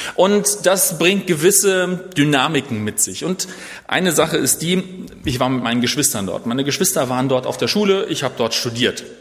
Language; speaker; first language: German; native; German